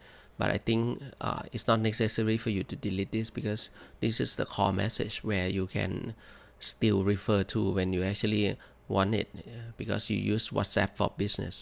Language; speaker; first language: English; non-native, fluent; Thai